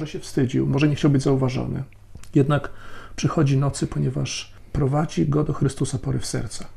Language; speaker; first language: Polish; native; Polish